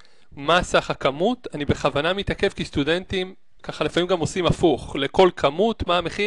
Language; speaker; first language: Hebrew; native; Hebrew